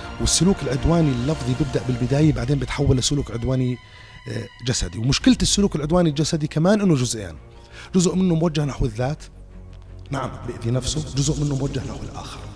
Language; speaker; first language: Arabic; native; Arabic